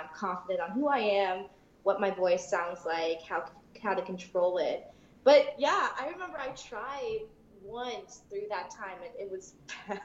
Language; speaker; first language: English; native; English